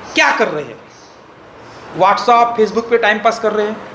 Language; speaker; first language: Hindi; non-native, local second language; Marathi